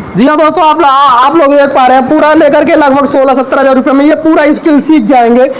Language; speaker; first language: Hindi; native; Hindi